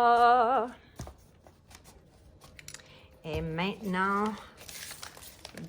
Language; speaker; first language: French; non-native, learner; English